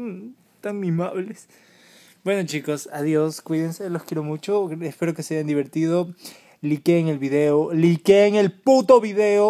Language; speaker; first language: Spanish; native; Spanish